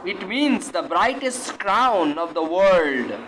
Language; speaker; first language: English; non-native, local second language; Bangla